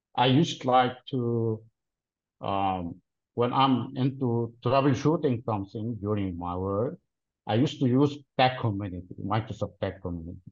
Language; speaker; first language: English; non-native, fluent; Arabic